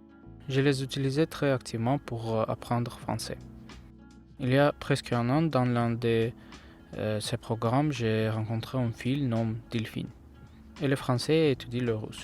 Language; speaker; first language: French; non-native, learner; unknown